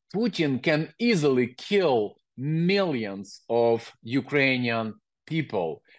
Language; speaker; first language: English; non-native, learner; Ukrainian